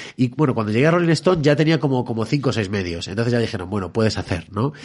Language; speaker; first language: Spanish; native; Spanish